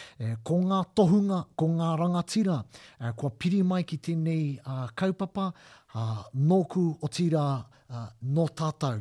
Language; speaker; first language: Māori; non-native, local second language; English